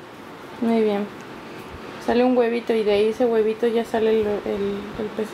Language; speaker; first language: Spanish; native; Spanish